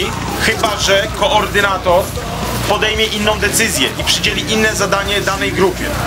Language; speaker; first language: Polish; native; Polish